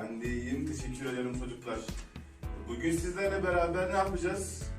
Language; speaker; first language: Turkish; native; Turkish